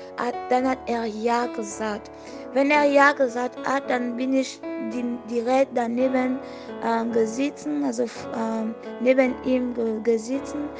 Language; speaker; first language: German; non-native, fluent; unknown